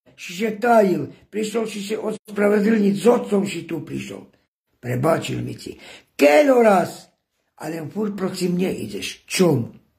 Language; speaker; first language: Slovak; non-native, local second language; Romany